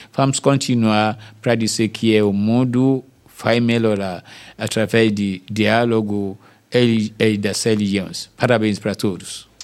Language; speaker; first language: Portuguese; non-native, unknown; Yoruba